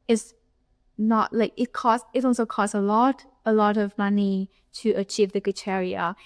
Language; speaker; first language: English; non-native, fluent; Vietnamese